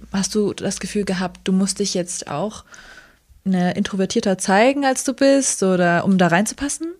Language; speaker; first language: German; early bilingual, other home language; Kurdish